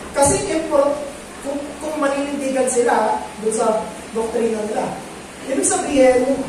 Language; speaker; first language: Filipino; native; Filipino